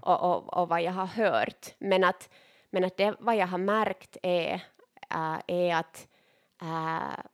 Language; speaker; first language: Swedish; non-native, local second language; Finnish